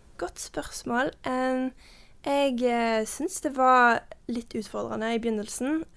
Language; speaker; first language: Norwegian; early bilingual, heritage; Norwegian